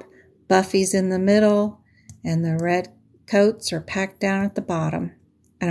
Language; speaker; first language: English; native; English